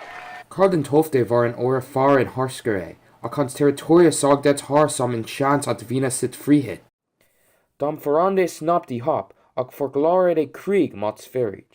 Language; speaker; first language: Swedish; non-native, learner; English